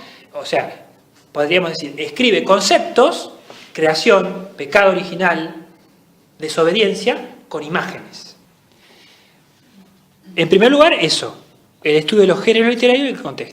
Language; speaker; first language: Spanish; native; Spanish